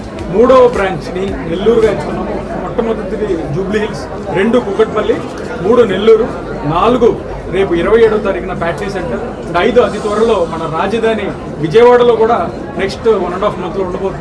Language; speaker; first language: Telugu; native; Telugu